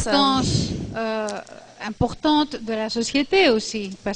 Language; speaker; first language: French; non-native, fluent; Greek